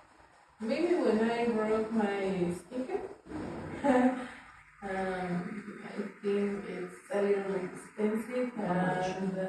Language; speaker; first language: English; non-native, learner; Spanish